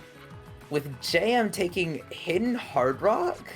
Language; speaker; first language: English; native; English